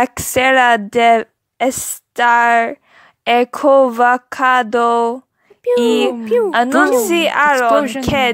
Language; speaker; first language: Spanish; non-native, learner; English